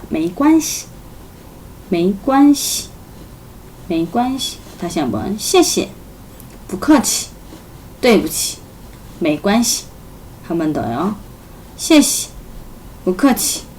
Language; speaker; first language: Korean; non-native, fluent; Chinese